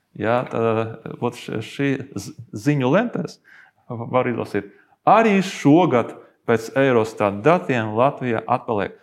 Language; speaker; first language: Latvian; non-native, local second language; Russian